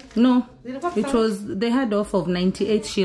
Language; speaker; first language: English; non-native, local second language; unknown